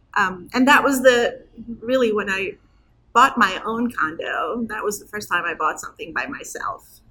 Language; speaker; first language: English; non-native, fluent; Turkish